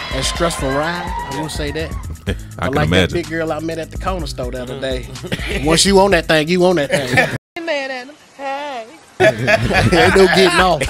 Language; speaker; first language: English; native; English